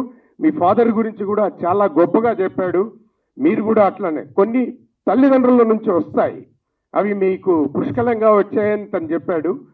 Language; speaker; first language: Telugu; native; Telugu